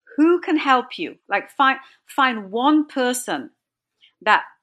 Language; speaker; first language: English; native; English